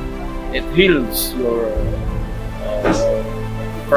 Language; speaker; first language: English; non-native, learner; Indonesian